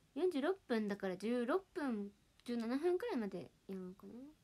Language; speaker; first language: Japanese; native; Japanese